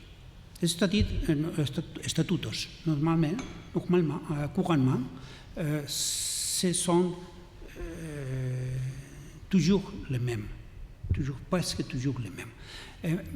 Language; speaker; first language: French; non-native, learner; Catalan